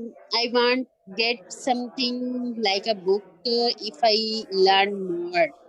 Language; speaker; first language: English; non-native, learner; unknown